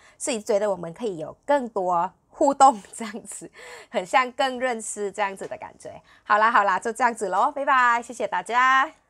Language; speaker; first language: Chinese; non-native, fluent; Thai